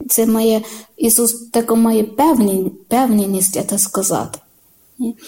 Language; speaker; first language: Ukrainian; non-native, learner; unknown